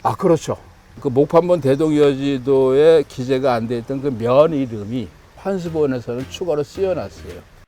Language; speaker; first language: Korean; native; Korean